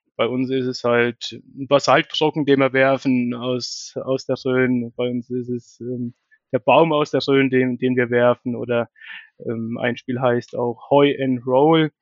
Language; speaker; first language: German; native; German